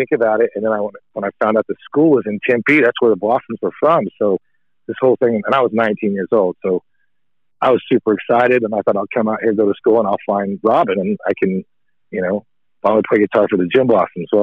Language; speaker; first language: English; native; English